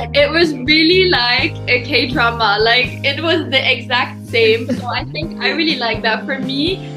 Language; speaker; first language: English; early bilingual, heritage; Turkish